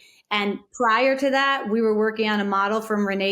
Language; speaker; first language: English; native; English